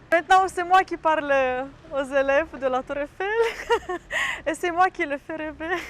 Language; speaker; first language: French; non-native, fluent; Romanian